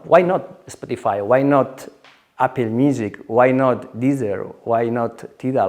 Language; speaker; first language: English; non-native, learner; Spanish